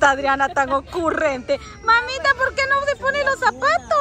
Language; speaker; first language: Spanish; native; Spanish